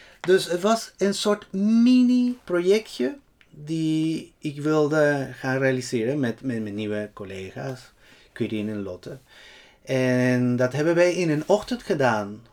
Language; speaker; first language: Dutch; non-native, fluent; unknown